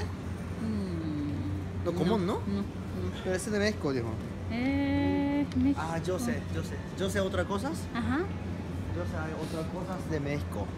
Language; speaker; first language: Spanish; non-native, learner; Japanese